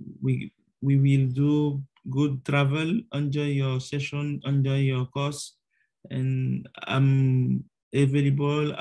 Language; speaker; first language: English; non-native, learner; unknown